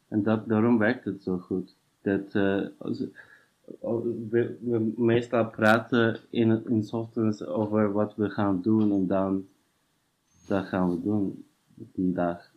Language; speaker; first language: Dutch; non-native, fluent; English